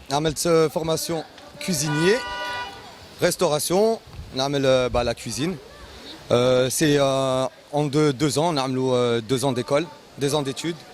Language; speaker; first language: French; early bilingual, other home language; Arabic